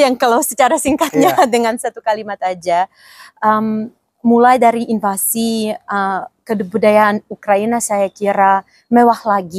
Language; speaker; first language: Indonesian; non-native, fluent; Ukrainian